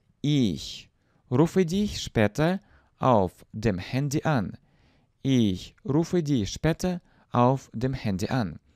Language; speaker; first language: German; non-native, fluent; Russian